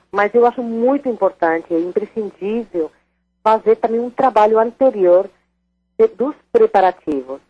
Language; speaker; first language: Portuguese; non-native, fluent; Spanish